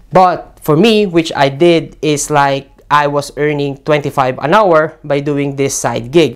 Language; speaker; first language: English; non-native, local second language; Filipino